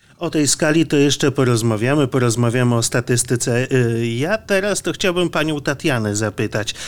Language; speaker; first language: Polish; native; Polish